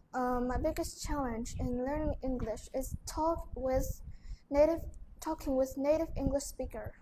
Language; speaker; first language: English; non-native, learner; Vietnamese